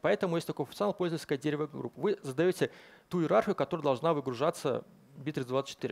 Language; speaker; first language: Russian; native; Russian